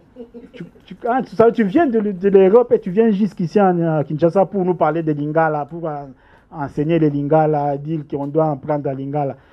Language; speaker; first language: French; non-native, local second language; Lingala